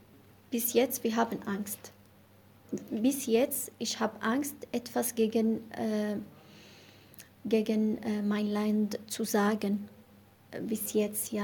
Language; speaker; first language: German; non-native, learner; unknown